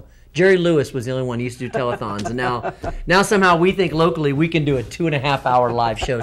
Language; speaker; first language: English; native; English